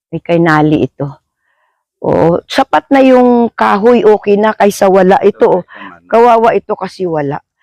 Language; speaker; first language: Filipino; non-native, local second language; Hiligaynon